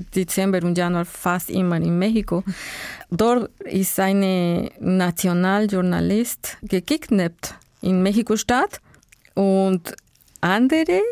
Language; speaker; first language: German; non-native, learner; Spanish